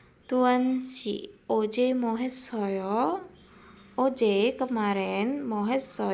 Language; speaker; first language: Korean; non-native, fluent; Indonesian